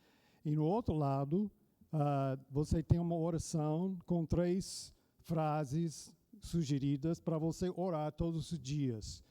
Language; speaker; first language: Portuguese; non-native, fluent; English